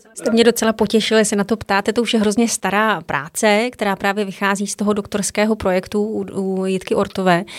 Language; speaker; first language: Czech; native; Czech